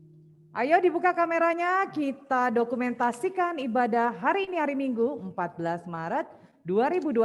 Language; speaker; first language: Indonesian; native; Indonesian